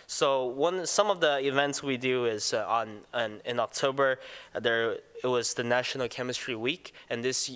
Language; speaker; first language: English; non-native, local second language; Cantonese